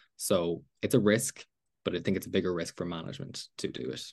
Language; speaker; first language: English; native; English